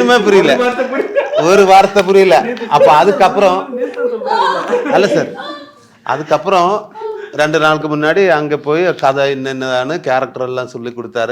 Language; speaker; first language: Tamil; non-native, learner; Malayalam